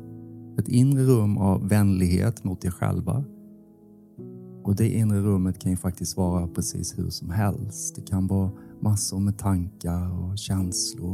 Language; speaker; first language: Swedish; native; Swedish